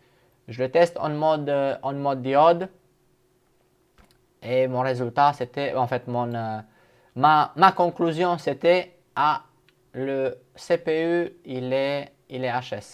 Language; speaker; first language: French; non-native, fluent; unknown